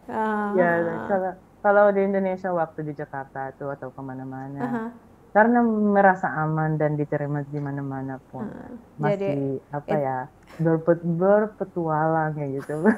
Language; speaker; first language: Indonesian; non-native, fluent; Filipino